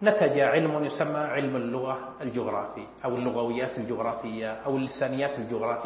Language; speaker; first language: Arabic; native; Arabic